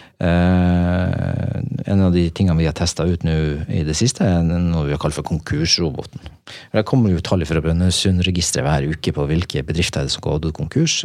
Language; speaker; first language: Norwegian; native; Norwegian